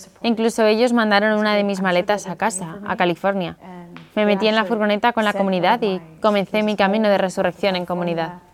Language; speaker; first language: Spanish; non-native, fluent; English